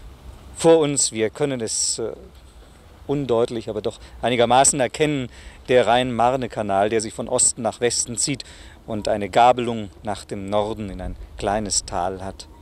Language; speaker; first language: German; native; German